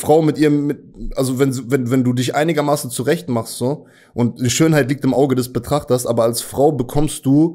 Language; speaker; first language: German; native; German